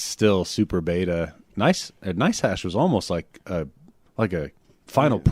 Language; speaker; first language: English; native; English